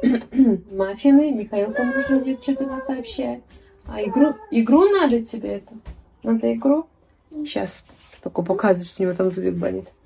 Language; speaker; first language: Russian; native; Russian